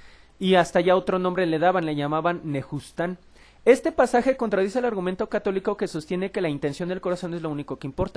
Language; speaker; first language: Spanish; native; Spanish